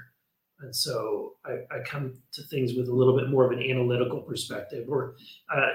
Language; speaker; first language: English; native; English